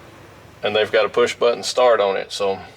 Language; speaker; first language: English; native; English